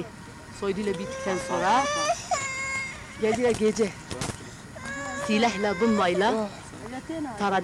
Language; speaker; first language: Turkish; non-native, local second language; Kurdish